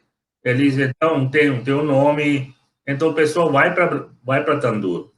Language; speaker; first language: Portuguese; non-native, fluent; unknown